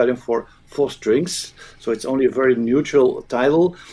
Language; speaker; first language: English; non-native, fluent; Dutch